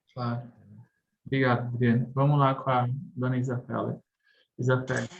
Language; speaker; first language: Portuguese; native; Portuguese